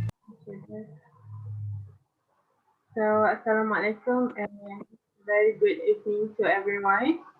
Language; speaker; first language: English; non-native, local second language; Malay